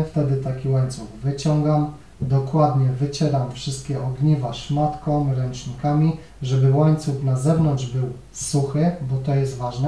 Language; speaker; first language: Polish; native; Polish